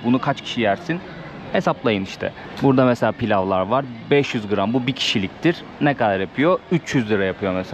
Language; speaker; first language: Turkish; native; Turkish